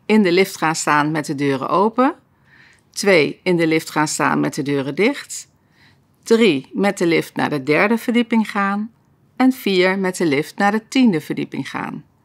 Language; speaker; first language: Dutch; native; Dutch